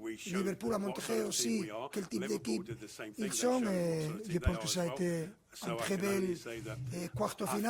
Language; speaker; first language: French; non-native, fluent; Spanish